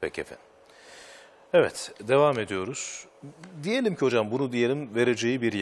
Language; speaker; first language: Turkish; native; Turkish